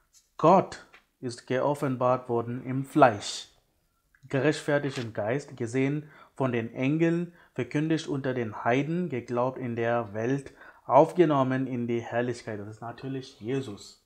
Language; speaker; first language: German; non-native, fluent; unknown